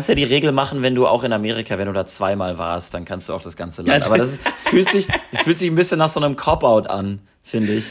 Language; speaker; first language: German; native; German